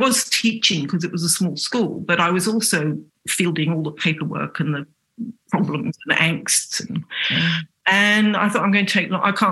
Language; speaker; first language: English; native; English